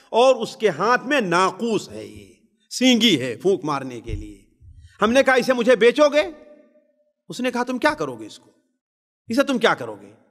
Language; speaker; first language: Urdu; native; Urdu